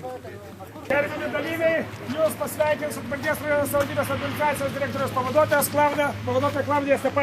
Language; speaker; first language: Lithuanian; native; Lithuanian